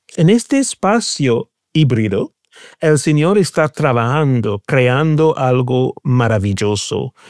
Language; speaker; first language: Spanish; non-native, fluent; English